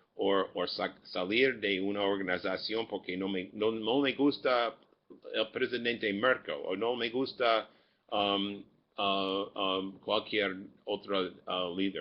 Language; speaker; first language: Spanish; non-native, fluent; English